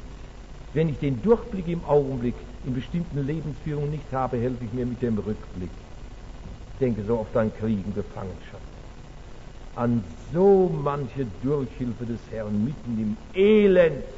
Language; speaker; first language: German; native; German